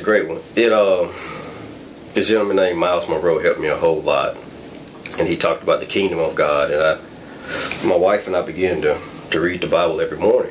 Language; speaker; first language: English; native; English